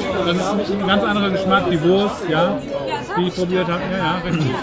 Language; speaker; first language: German; non-native, fluent; Spanish